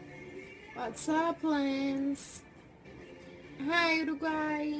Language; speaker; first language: English; non-native, fluent; Portuguese